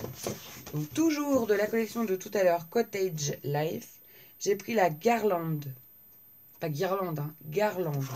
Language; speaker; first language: French; native; French